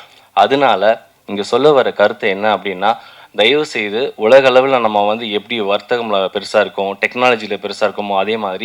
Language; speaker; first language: Tamil; native; Tamil